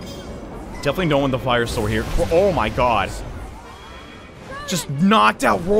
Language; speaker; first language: English; native; English